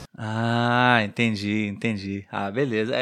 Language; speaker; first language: Portuguese; non-native, learner; Spanish